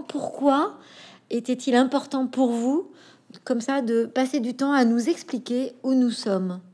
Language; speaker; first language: French; native; French